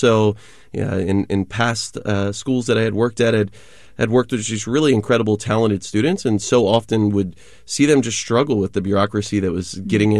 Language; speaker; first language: English; native; English